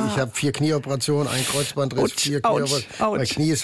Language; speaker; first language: German; native; German